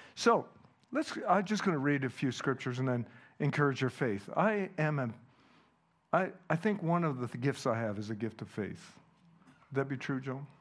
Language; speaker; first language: English; non-native, fluent; Dutch